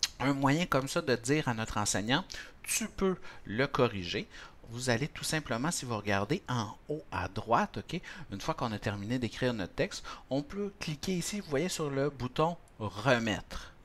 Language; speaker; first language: French; native; French